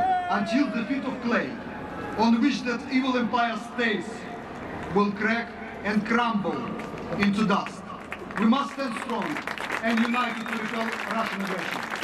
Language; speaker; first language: English; non-native, fluent; Ukrainian